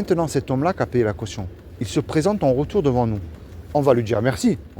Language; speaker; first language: French; native; French